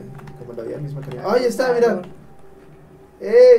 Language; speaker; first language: Spanish; native; Spanish